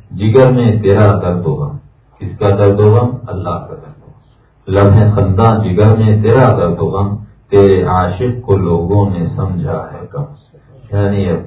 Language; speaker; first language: Urdu; native; Urdu